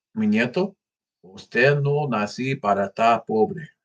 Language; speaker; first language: Spanish; early bilingual, other home language; English